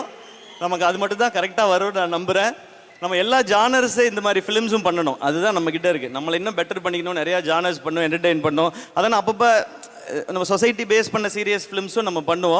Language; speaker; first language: Tamil; native; Tamil